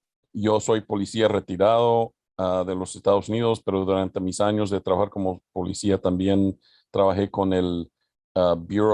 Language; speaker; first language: Spanish; early bilingual, other home language; English